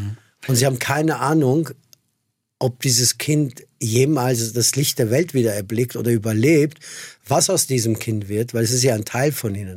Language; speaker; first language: German; non-native, fluent; Persian